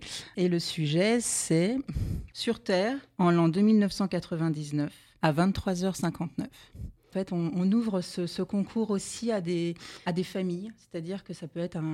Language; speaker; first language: French; native; French